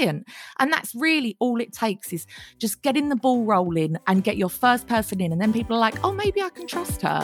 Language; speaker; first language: English; native; English